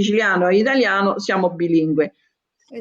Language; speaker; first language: Italian; native; Italian